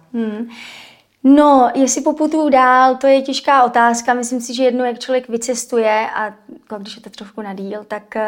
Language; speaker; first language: Czech; native; Czech